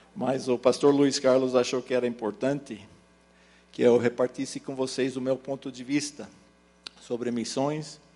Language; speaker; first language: Portuguese; early bilingual, other home language; English